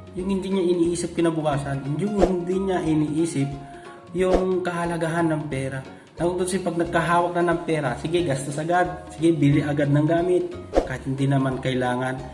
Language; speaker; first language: Filipino; non-native, local second language; Iloko